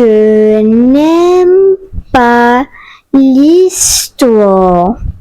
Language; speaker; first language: French; non-native, fluent; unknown